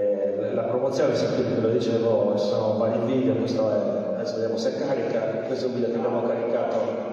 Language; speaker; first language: Italian; native; Italian